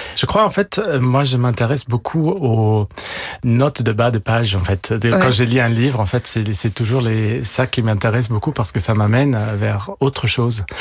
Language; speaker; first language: French; non-native, fluent; German